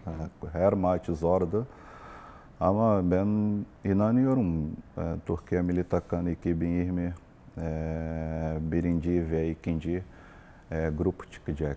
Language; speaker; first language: Turkish; non-native, learner; Portuguese